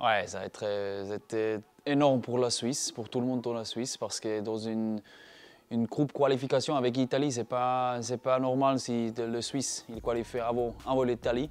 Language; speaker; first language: French; non-native, learner; German